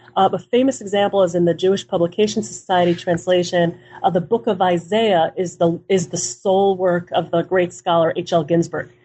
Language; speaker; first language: English; early bilingual, other home language; Hebrew